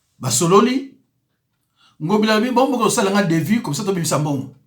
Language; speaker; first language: Lingala; non-native, local second language; Kongo